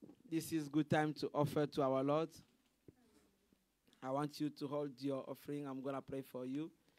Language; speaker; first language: English; non-native, fluent; Lingala